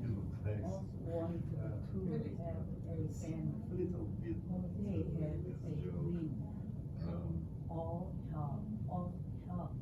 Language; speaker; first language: English; non-native, learner; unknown